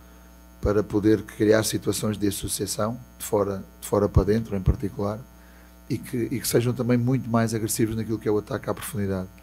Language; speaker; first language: Portuguese; native; Portuguese